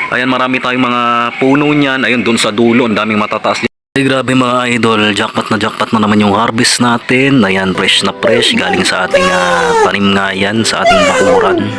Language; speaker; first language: Filipino; non-native, local second language; Bikol